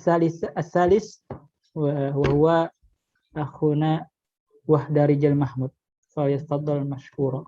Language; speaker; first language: Arabic; non-native, learner; Indonesian